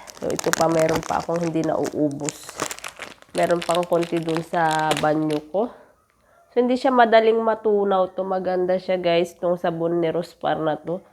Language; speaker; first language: Filipino; non-native, local second language; Iloko